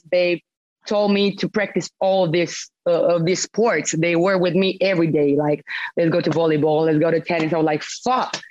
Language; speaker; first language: English; non-native, fluent; Romanian